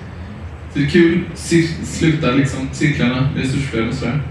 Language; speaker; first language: Swedish; native; Swedish